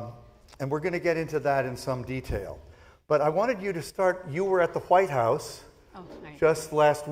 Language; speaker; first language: English; native; English